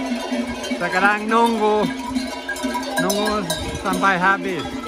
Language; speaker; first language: Indonesian; non-native, learner; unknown